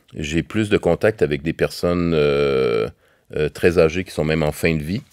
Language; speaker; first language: French; native; French